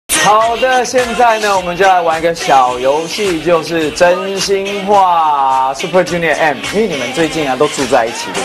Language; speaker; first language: Chinese; native; Chinese